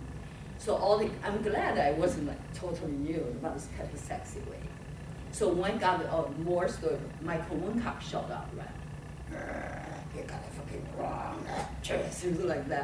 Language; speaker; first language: English; non-native, fluent; Chinese